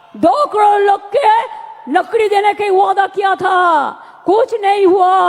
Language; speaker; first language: Hindi; non-native, local second language; Bangla